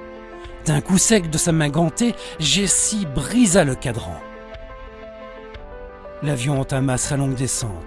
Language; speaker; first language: French; native; French